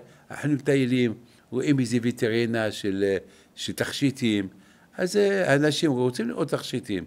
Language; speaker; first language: Hebrew; non-native, fluent; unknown